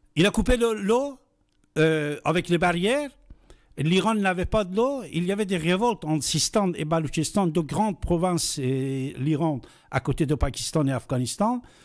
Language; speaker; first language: French; non-native, fluent; Persian